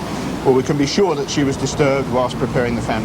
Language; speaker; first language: English; native; English